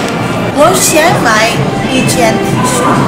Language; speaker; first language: Chinese; non-native, learner; English